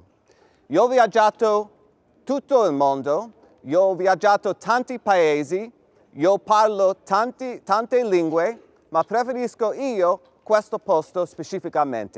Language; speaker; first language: Italian; non-native, learner; English